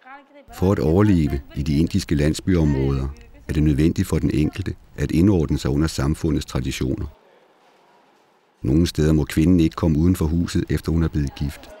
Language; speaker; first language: Danish; native; Danish